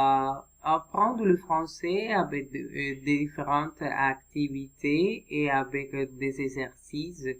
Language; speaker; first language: French; non-native, learner; Spanish